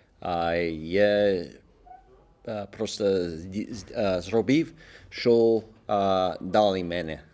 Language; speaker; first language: Ukrainian; non-native, local second language; Russian